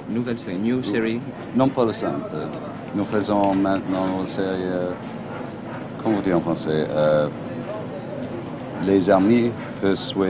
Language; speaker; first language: French; non-native, learner; English